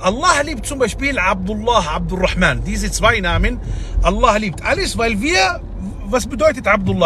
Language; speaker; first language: German; non-native, fluent; Arabic